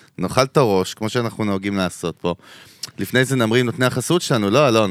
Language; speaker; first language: Hebrew; native; Hebrew